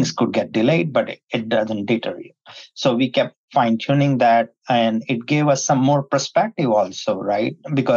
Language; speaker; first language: English; non-native, local second language; Hindi